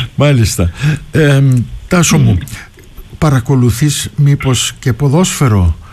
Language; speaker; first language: Greek; early bilingual, heritage; Greek